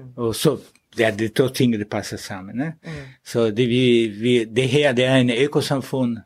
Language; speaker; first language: Danish; non-native, fluent; Italian